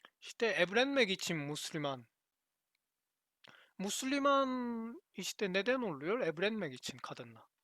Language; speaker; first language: Turkish; non-native, learner; Korean